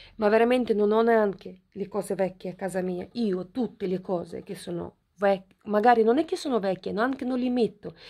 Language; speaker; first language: Italian; non-native, fluent; Ukrainian